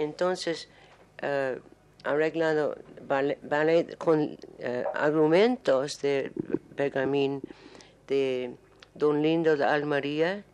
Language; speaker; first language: Spanish; non-native, learner; English